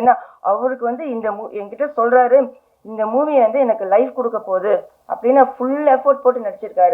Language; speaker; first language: Tamil; early bilingual, heritage; Tamil